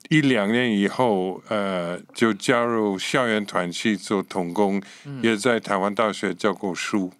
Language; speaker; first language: Chinese; non-native, fluent; English